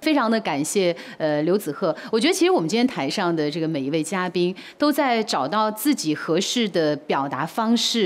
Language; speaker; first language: Chinese; native; Chinese